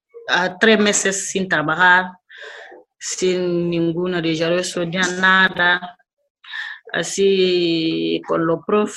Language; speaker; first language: Spanish; non-native, learner; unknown